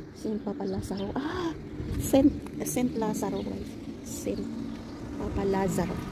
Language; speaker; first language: Filipino; non-native, local second language; Hiligaynon